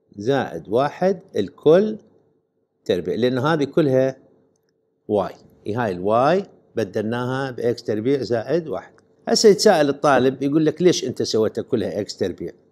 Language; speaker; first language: Arabic; native; Arabic